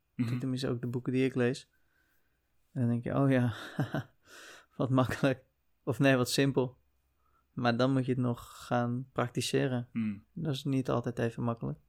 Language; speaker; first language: Dutch; native; Dutch